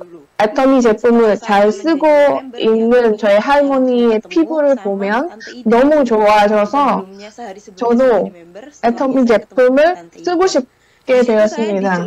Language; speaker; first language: Korean; non-native, learner; Indonesian